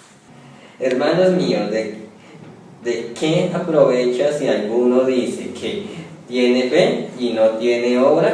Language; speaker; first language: Spanish; native; Spanish